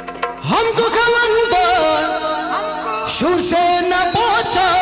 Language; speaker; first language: Hindi; non-native, local second language; Kannada